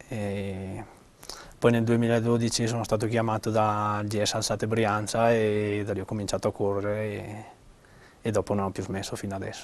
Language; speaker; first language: Italian; native; Italian